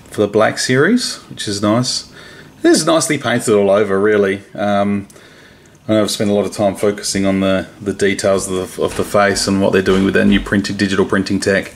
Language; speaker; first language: English; native; English